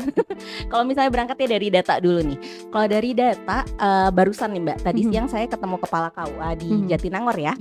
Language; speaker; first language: Indonesian; native; Indonesian